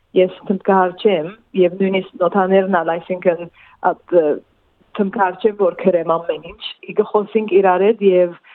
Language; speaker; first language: Armenian; early bilingual, heritage; Armenian